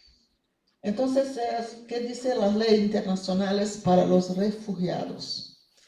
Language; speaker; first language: Spanish; non-native, fluent; Portuguese